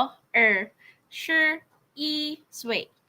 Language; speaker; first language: Chinese; non-native, learner; Filipino